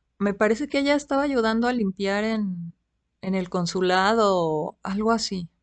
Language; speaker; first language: Spanish; early bilingual, other home language; English